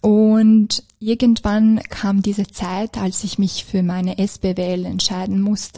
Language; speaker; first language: German; non-native, fluent; Serbian